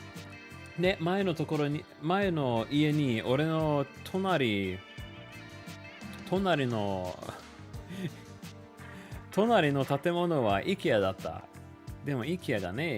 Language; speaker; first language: Japanese; non-native, learner; English